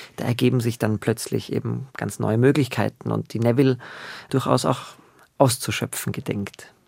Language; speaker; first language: German; native; German